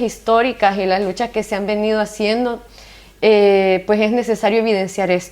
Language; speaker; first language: Spanish; native; Spanish